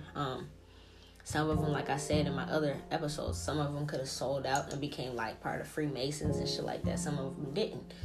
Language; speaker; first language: English; early bilingual, other home language; Italian